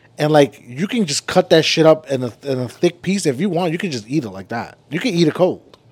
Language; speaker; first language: English; early bilingual, other home language; Spanish